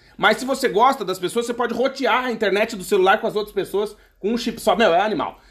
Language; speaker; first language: Portuguese; native; Portuguese